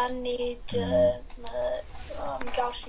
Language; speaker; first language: Chinese; non-native, learner; English